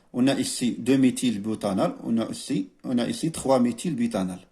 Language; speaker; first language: French; non-native, local second language; Arabic